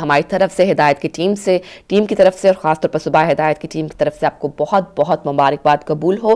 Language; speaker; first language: Urdu; native; Urdu